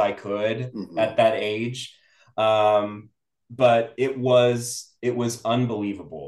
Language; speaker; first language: English; native; English